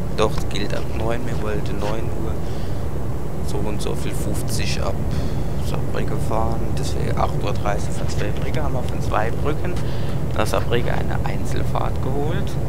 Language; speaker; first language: German; native; German